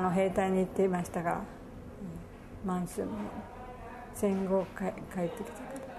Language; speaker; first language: Japanese; native; Japanese